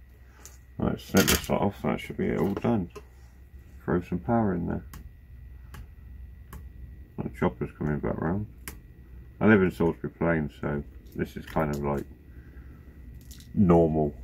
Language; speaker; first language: English; native; English